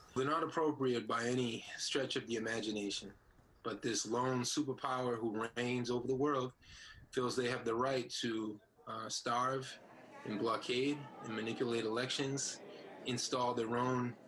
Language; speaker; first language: English; native; English